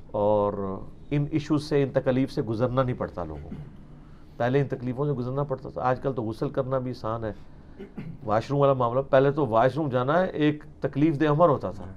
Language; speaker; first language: Urdu; non-native, local second language; Punjabi